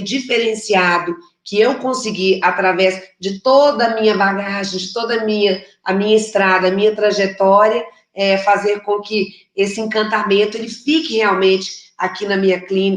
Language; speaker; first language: Portuguese; native; Portuguese